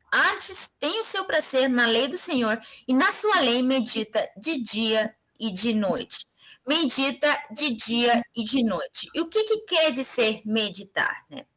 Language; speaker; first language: Portuguese; non-native, fluent; Spanish